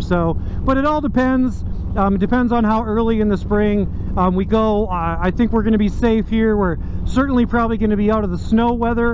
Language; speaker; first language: English; native; English